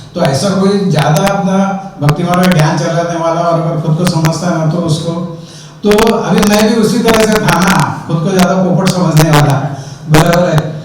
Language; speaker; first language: Hindi; non-native, local second language; Marathi